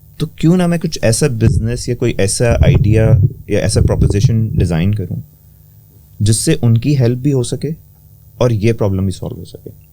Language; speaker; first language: Urdu; native; Urdu